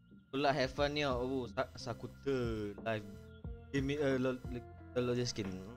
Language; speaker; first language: English; non-native, local second language; Malay